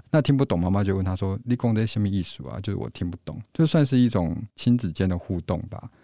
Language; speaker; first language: Chinese; native; Chinese